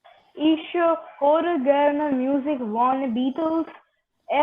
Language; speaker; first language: German; non-native, learner; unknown